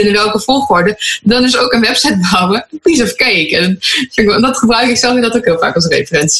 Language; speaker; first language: Dutch; native; Dutch